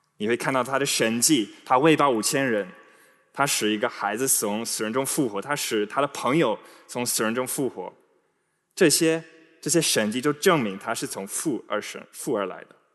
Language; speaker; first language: Chinese; non-native, fluent; English